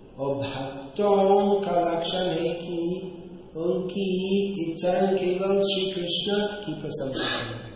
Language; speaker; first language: Hindi; non-native, fluent; English